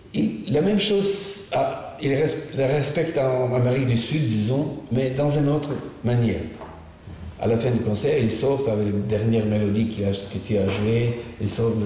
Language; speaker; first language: French; non-native, fluent; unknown